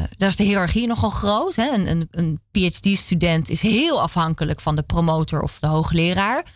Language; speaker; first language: Dutch; native; Dutch